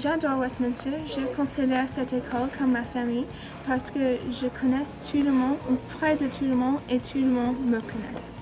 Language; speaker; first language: French; non-native, learner; English